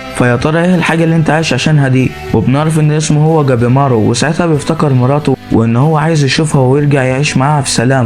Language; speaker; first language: Arabic; native; Arabic